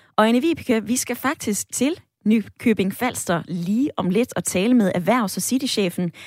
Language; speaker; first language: Danish; native; Danish